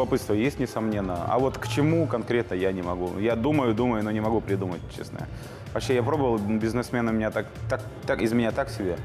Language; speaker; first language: Russian; native; Russian